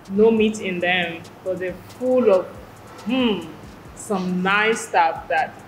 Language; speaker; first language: English; non-native, fluent; French